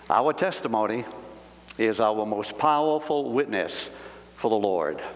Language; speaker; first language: English; native; English